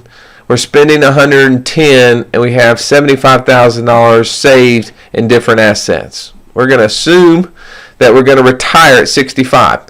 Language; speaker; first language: English; native; English